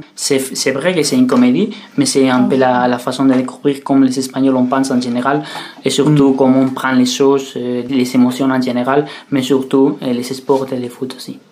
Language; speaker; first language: French; non-native, fluent; Spanish